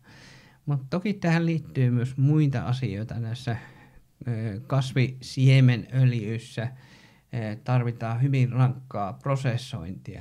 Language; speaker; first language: Finnish; native; Finnish